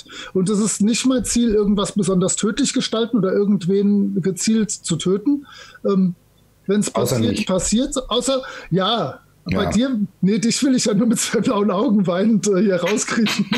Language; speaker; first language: German; native; German